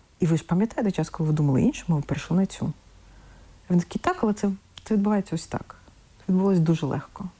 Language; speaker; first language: Ukrainian; non-native, local second language; Russian